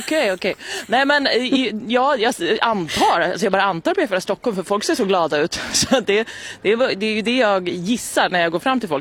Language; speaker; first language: Swedish; native; Swedish